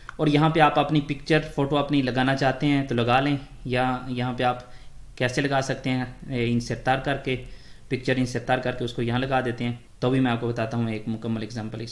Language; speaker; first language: Urdu; native; Urdu